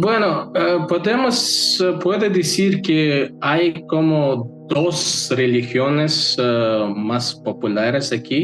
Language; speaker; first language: Spanish; non-native, learner; Mongolian